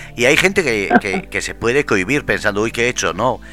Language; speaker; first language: Spanish; native; Spanish